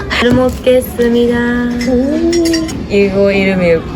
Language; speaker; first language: Korean; non-native, learner; Japanese